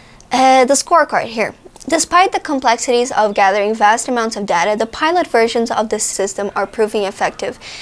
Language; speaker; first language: English; non-native, fluent; Portuguese